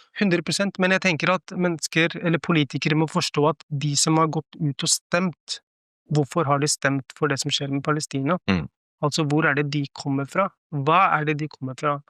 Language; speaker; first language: Norwegian; early bilingual, other home language; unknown